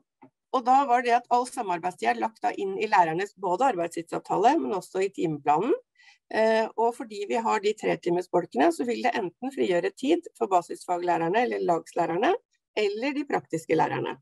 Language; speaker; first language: Norwegian; native; Norwegian